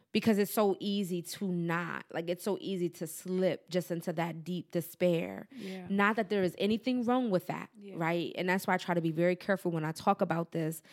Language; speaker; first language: English; native; English